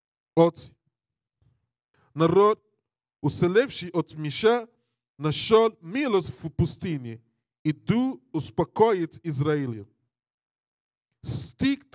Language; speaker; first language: Russian; non-native, learner; English